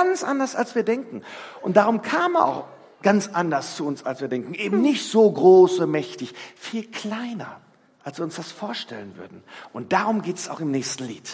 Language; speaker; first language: German; native; German